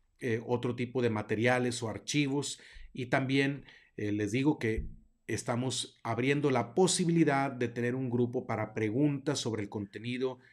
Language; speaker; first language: Spanish; native; Spanish